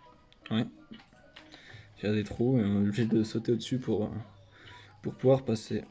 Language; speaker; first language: French; native; French